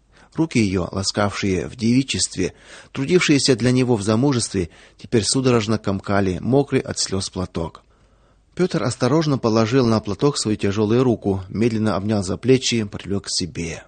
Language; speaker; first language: Russian; native; Russian